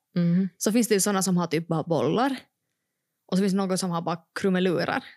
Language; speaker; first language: Swedish; native; Swedish